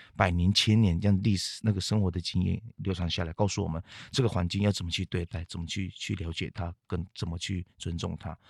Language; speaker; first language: Chinese; non-native, local second language; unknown